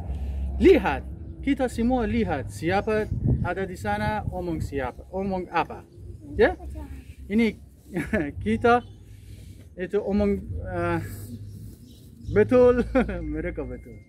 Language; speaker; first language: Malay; non-native, learner; Persian